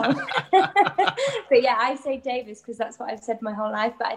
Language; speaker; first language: English; non-native, local second language; Welsh